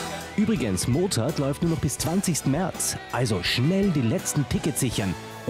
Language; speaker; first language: German; native; German